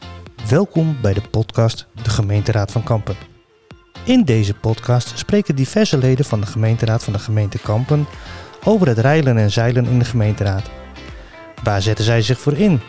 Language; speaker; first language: Dutch; native; Dutch